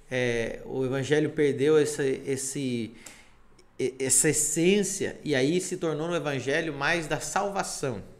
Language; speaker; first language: Portuguese; non-native, fluent; Spanish